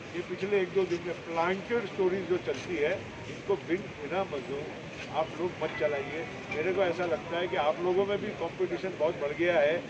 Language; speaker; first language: Hindi; non-native, local second language; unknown